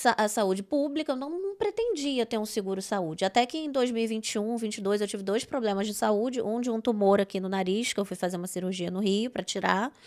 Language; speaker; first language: Portuguese; native; Portuguese